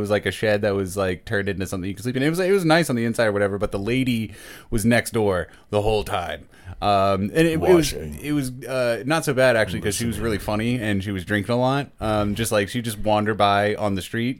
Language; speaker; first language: English; native; English